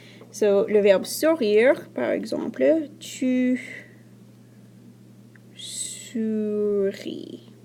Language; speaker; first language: French; non-native, fluent; English